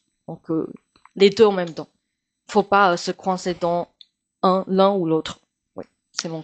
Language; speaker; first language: French; non-native, fluent; Chinese